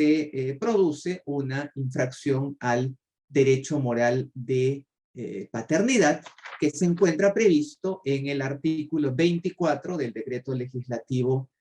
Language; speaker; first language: Spanish; native; Spanish